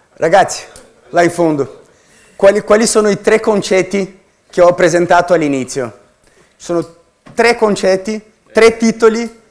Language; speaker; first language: Italian; non-native, fluent; Portuguese